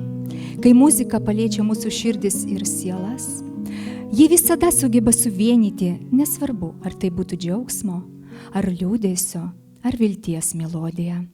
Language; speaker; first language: Lithuanian; native; Lithuanian